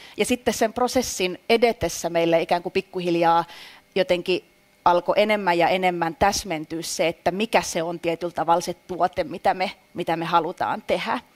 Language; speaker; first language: Finnish; native; Finnish